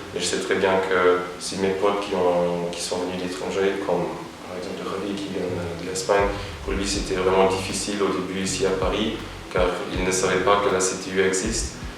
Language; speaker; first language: French; non-native, local second language; Luxembourgish